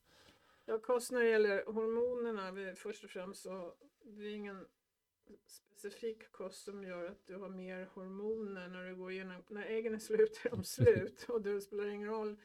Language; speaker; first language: Swedish; native; Swedish